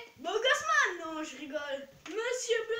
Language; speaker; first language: French; native; French